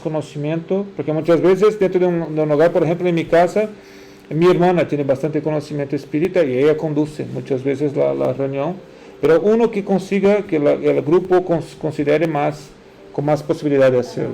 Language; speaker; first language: Spanish; non-native, fluent; Portuguese